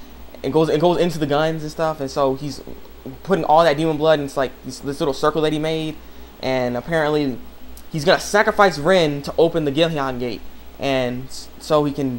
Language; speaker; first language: English; native; English